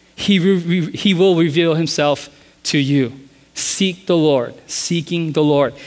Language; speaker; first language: English; native; English